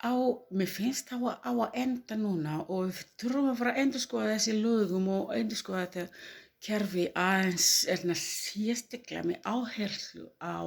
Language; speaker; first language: Icelandic; non-native, learner; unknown